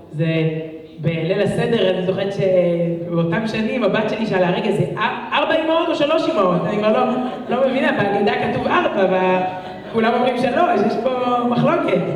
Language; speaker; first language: Hebrew; native; Hebrew